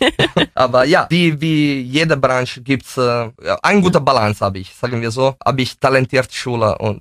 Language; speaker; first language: German; non-native, fluent; Italian